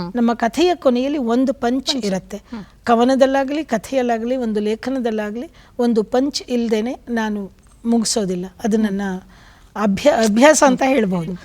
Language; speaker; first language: Kannada; native; Kannada